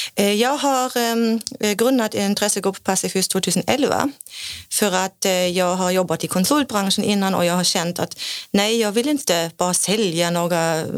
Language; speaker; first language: Swedish; non-native, fluent; German